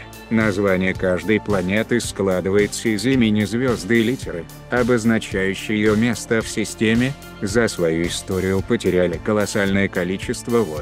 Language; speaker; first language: Russian; native; Russian